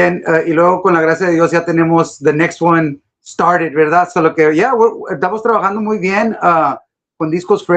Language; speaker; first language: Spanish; early bilingual, heritage; Spanish